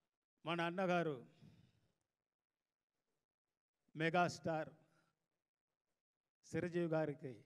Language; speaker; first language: Telugu; non-native, fluent; Tamil